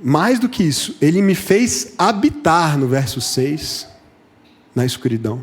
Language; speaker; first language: Portuguese; native; Portuguese